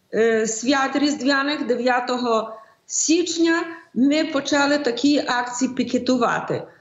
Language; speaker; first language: Ukrainian; early bilingual, heritage; Ukrainian